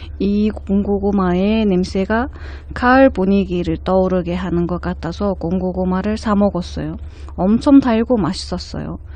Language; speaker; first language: Korean; non-native, fluent; Mongolian